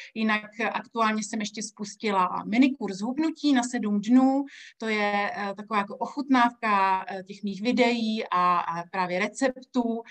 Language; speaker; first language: Czech; native; Czech